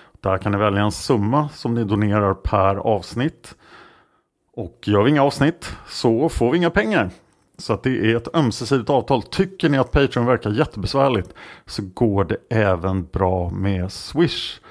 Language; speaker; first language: Swedish; native; Swedish